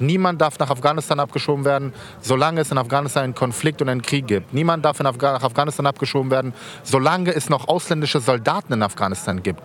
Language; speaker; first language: German; early bilingual, other home language; Persian